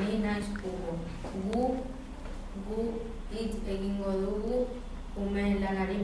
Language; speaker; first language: Basque; non-native, local second language; Spanish